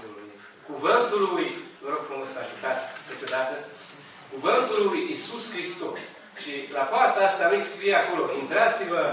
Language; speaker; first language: Romanian; non-native, learner; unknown